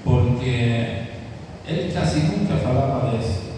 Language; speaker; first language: Spanish; non-native, fluent; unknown